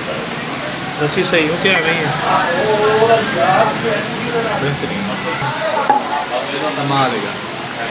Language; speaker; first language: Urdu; non-native, local second language; Punjabi